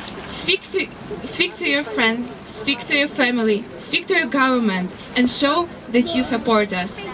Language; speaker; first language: English; non-native, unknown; Ukrainian